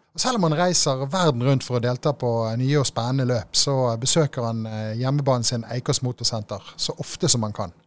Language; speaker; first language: Norwegian; native; Norwegian